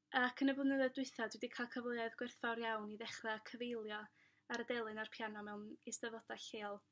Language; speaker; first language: Welsh; native; Welsh